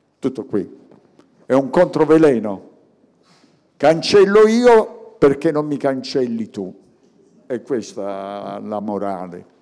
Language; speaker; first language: Italian; native; Italian